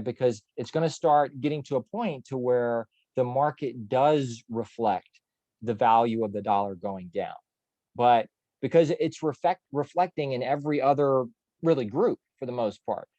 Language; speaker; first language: English; native; English